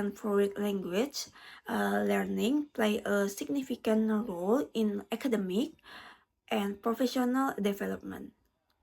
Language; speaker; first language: English; non-native, learner; Indonesian